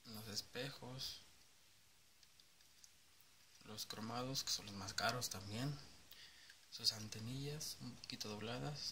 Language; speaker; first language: Spanish; native; Spanish